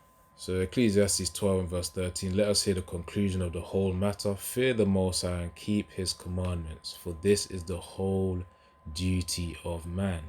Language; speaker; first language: English; native; English